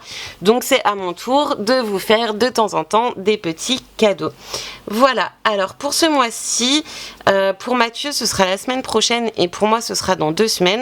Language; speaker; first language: French; native; French